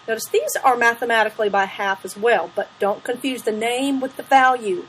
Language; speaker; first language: English; native; English